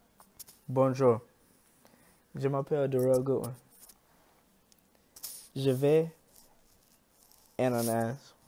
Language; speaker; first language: French; non-native, learner; English